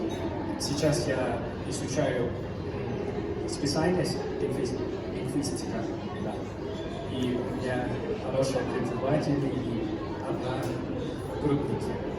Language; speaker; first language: Russian; non-native, learner; Chinese